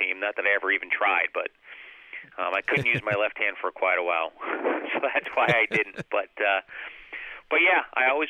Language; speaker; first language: English; native; English